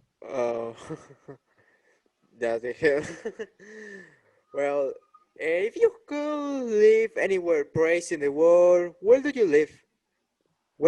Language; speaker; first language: English; non-native, learner; Spanish